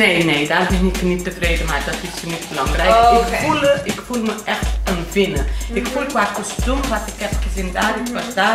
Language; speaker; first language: Dutch; non-native, learner; Portuguese